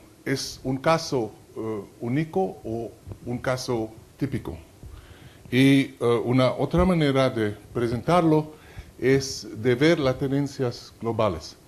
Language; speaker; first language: Spanish; non-native, fluent; French